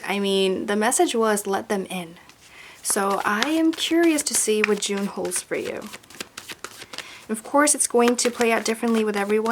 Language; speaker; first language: English; native; English